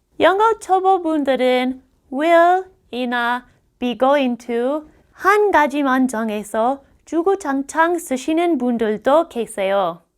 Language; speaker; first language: Korean; non-native, fluent; English